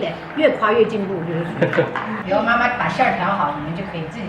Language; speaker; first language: Chinese; native; Chinese